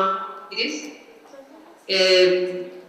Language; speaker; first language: English; non-native, learner; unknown